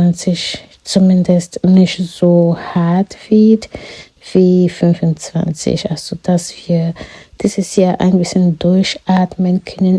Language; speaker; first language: German; non-native, fluent; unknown